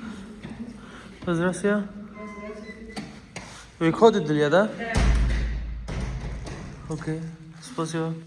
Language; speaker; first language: Russian; non-native, learner; Hindi